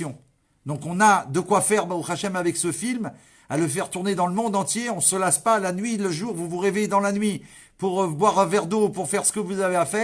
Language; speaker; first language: French; native; French